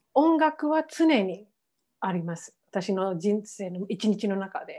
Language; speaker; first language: Japanese; non-native, fluent; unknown